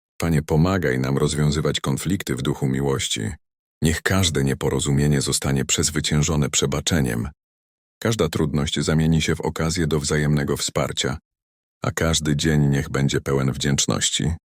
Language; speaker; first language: Polish; native; Polish